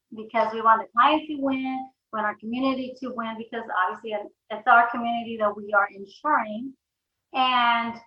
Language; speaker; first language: English; early bilingual, other home language; Spanish